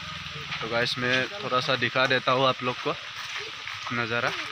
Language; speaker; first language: Hindi; non-native, local second language; Assamese